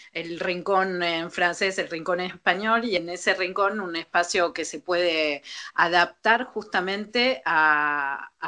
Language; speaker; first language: Spanish; native; Spanish